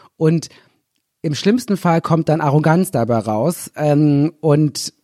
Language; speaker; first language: German; native; German